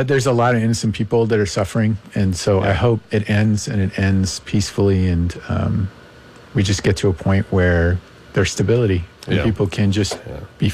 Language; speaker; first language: English; non-native, local second language; Persian